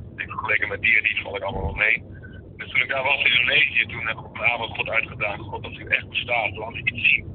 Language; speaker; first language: Dutch; early bilingual, other home language; Indonesian